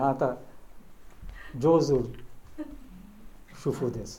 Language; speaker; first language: Japanese; non-native, learner; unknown